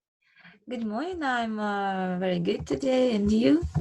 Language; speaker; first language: English; non-native, learner; Russian